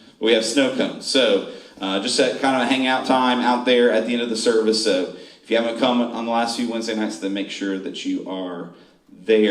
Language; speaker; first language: English; native; English